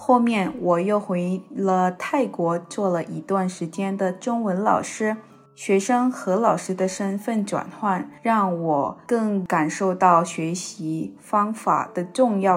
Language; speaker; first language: Chinese; non-native, fluent; Thai